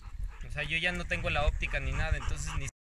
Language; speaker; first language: Spanish; native; Spanish